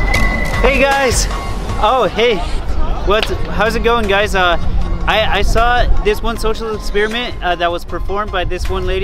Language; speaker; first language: English; non-native, fluent; Spanish